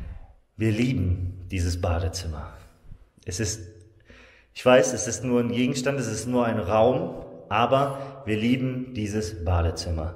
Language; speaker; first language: German; native; German